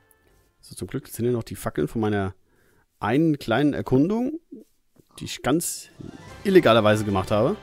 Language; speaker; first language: German; native; German